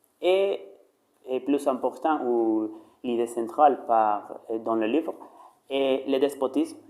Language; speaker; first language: French; non-native, learner; Spanish